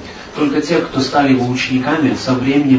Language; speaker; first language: Russian; native; Russian